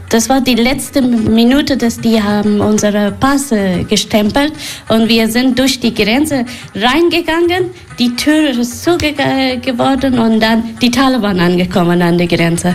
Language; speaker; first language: German; non-native, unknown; Persian